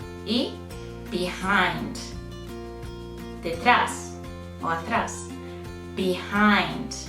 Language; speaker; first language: Spanish; non-native, fluent; English